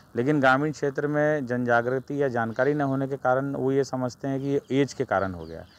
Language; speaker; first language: Hindi; native; Hindi